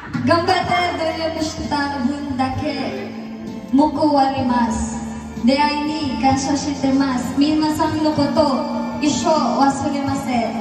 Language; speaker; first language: Japanese; non-native, learner; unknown